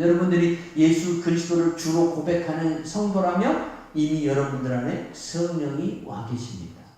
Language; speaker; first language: Korean; native; Korean